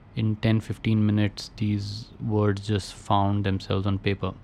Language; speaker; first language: English; non-native, local second language; Hindi